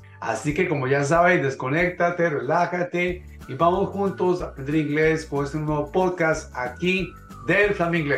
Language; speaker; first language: Spanish; native; Spanish